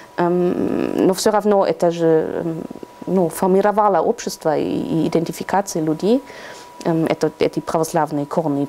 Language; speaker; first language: Russian; non-native, fluent; German